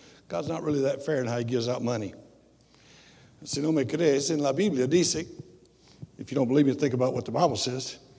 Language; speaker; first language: English; native; English